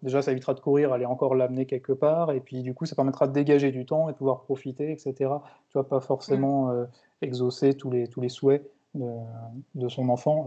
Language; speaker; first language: French; native; French